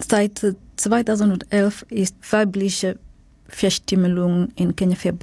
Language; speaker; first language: German; non-native, learner; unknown